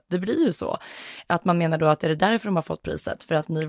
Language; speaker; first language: Swedish; native; Swedish